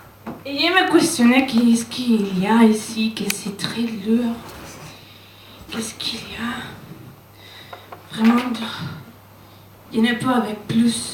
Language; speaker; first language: French; non-native, learner; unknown